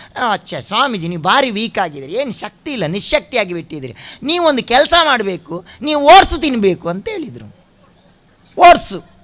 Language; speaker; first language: Kannada; non-native, local second language; Tulu